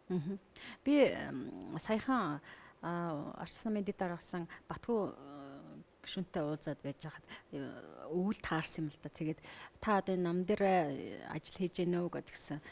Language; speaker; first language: Mongolian; native; Mongolian